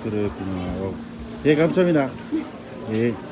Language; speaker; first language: Korean; non-native, learner; Fijian